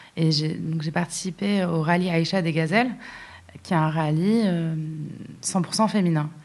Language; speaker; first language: French; non-native, local second language; Arabic